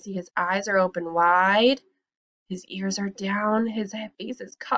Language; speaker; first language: English; native; English